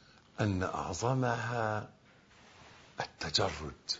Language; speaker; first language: Arabic; native; Arabic